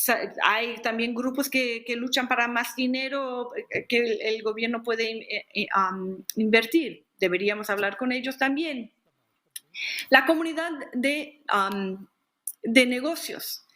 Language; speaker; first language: Spanish; non-native, fluent; English